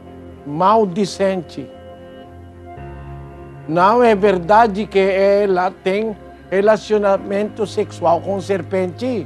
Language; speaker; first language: Portuguese; non-native, learner; Filipino